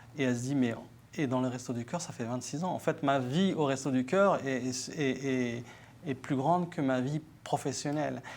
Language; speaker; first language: French; early bilingual, other home language; Arabic